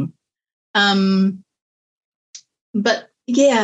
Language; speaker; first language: English; native; English